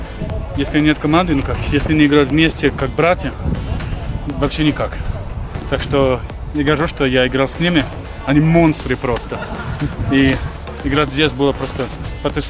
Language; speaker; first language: Russian; non-native, learner; French